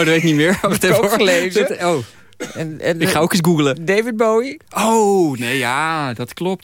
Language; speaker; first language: Dutch; native; Dutch